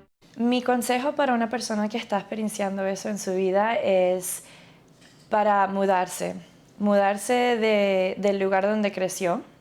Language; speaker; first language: Spanish; early bilingual, other home language; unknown